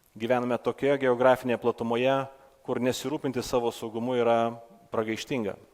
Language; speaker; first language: Lithuanian; native; Lithuanian